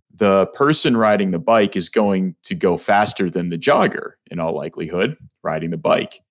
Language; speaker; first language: English; native; English